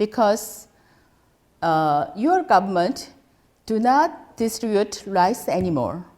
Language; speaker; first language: English; non-native, fluent; Korean